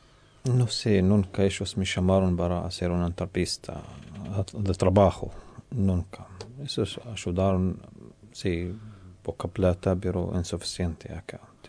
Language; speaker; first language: Spanish; non-native, learner; Arabic